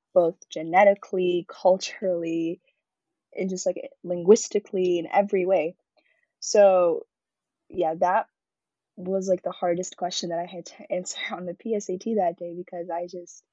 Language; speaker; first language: English; early bilingual, other home language; Arabic